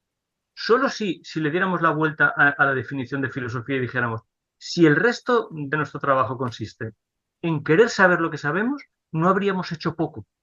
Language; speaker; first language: Spanish; native; Spanish